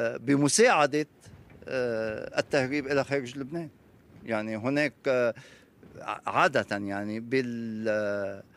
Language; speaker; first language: Arabic; native; Arabic